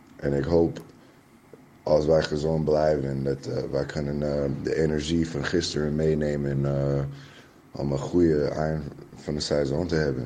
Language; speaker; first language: Dutch; non-native, learner; English